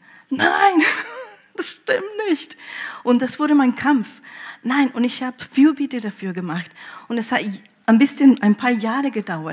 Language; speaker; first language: German; early bilingual, heritage; German